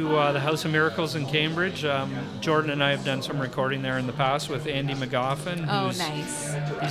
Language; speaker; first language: English; native; English